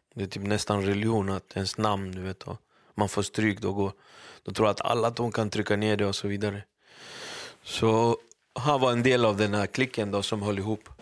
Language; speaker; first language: Swedish; early bilingual, other home language; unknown